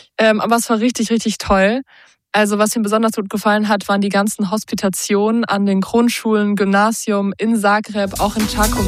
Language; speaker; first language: German; native; German